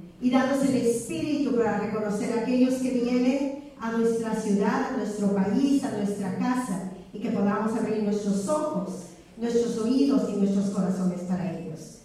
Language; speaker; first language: Spanish; native; Spanish